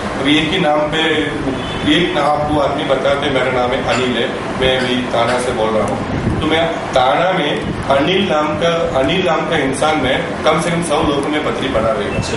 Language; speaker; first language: Hindi; non-native, local second language; Tamil